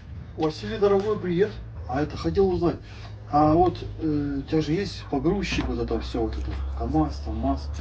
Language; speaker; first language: Russian; native; Russian